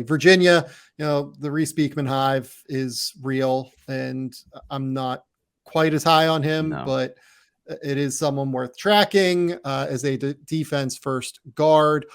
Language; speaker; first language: English; native; English